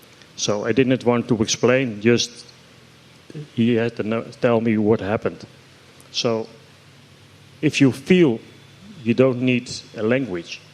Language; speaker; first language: English; non-native, fluent; Dutch